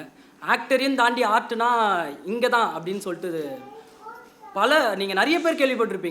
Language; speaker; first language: Tamil; native; Tamil